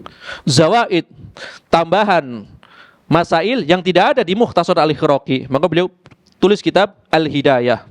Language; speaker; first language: Indonesian; native; Indonesian